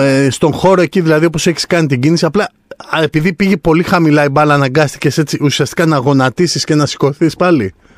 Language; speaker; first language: Greek; native; Greek